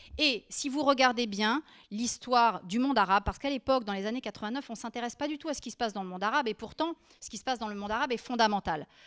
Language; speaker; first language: French; native; French